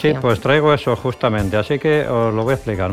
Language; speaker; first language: Spanish; native; Spanish